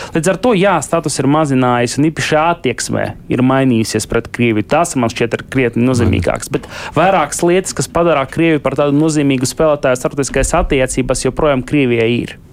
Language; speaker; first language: Latvian; non-native, local second language; Russian